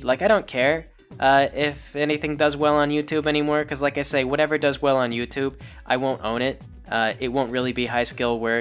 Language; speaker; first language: English; native; English